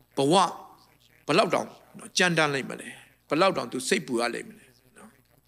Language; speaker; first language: Burmese; non-native, local second language; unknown